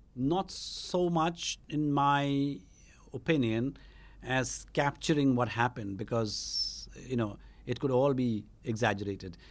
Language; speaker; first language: English; non-native, local second language; Bangla